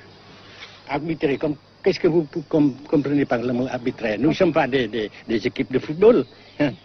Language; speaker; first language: French; non-native, fluent; Vietnamese